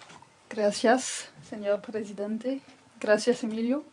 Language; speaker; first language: Spanish; non-native, fluent; French